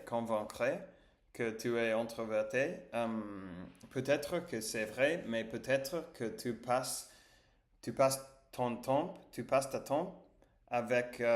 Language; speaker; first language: French; non-native, learner; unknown